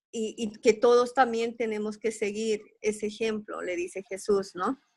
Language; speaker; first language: Spanish; native; Spanish